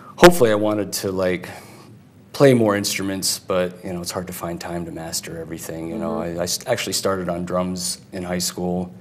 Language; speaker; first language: English; native; English